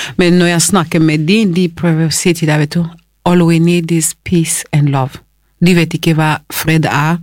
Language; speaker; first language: Norwegian; non-native, fluent; Swahili